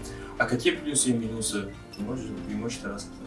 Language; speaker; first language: Russian; non-native, learner; Turkish